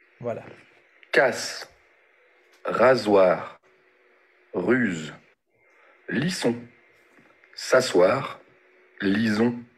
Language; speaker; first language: French; non-native, learner; Spanish